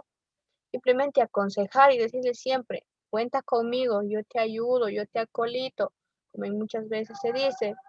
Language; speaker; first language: Spanish; native; Spanish